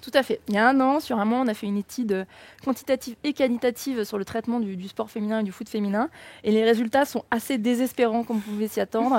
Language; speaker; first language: French; native; French